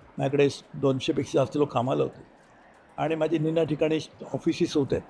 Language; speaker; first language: Marathi; native; Marathi